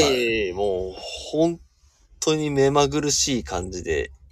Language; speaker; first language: Japanese; native; Japanese